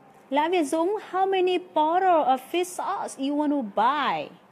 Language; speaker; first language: English; non-native, fluent; Vietnamese